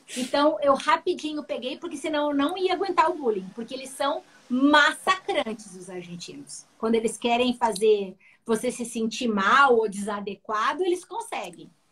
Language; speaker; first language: Portuguese; early bilingual, heritage; Portuguese